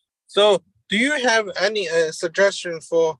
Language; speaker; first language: English; non-native, learner; Chinese